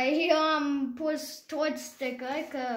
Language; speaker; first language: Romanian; early bilingual, heritage; Romanian